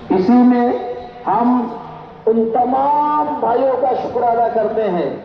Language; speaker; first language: Hindi; non-native, local second language; Bangla